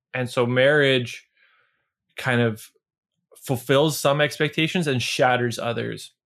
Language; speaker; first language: English; native; English